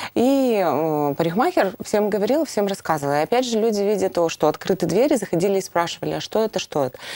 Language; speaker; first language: Russian; native; Russian